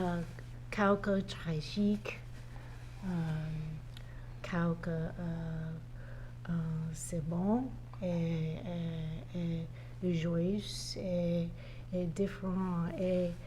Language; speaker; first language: French; non-native, learner; English